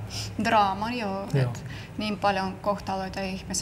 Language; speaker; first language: Finnish; non-native, fluent; Russian